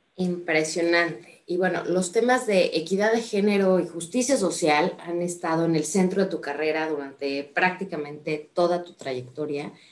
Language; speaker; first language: Spanish; native; Spanish